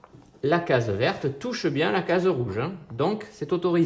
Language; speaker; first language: French; native; French